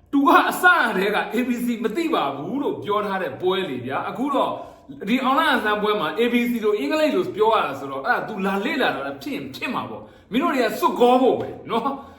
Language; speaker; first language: Burmese; native; Burmese